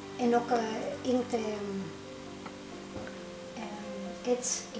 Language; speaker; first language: Dutch; non-native, fluent; Spanish